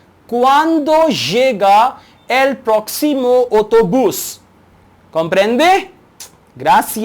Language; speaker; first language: Spanish; non-native, learner; Urdu